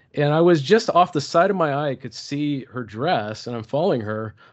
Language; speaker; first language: English; early bilingual, other home language; Turkish